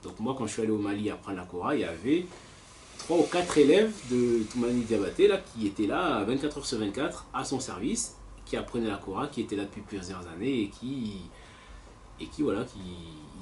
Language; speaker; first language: French; native; French